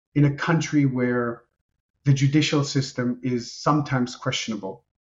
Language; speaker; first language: English; non-native, fluent; Romanian